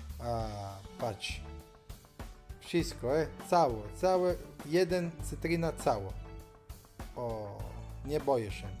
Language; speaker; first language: Polish; non-native, learner; Italian